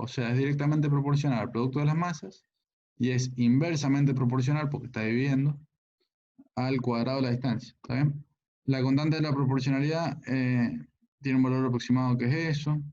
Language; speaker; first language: Spanish; native; Spanish